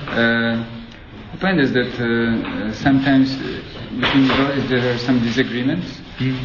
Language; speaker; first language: English; non-native, fluent; Polish